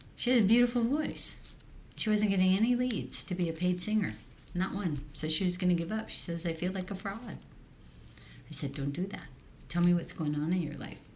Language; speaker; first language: English; early bilingual, other home language; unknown